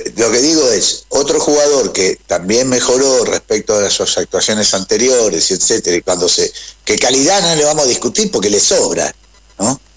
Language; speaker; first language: Spanish; native; Spanish